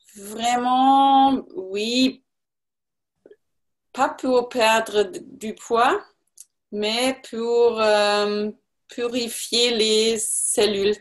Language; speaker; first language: French; non-native, learner; German